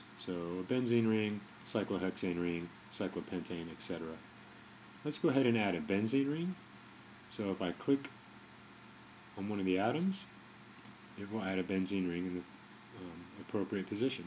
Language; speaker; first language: English; native; English